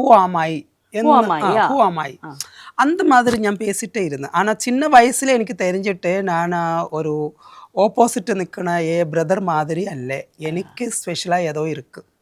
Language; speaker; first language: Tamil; non-native, local second language; Malayalam